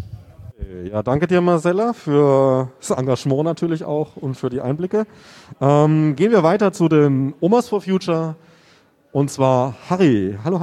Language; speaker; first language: German; native; German